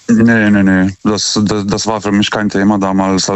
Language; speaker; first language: German; non-native, fluent; Lithuanian